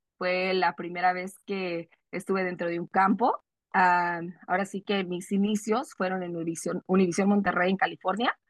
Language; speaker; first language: Spanish; early bilingual, heritage; Spanish